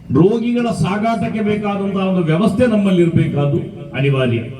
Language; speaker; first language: Kannada; non-native, local second language; Badaga